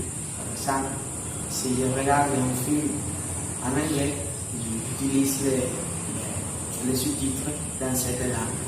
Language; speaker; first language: French; non-native, learner; Spanish